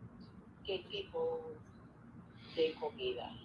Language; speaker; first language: Spanish; non-native, learner; English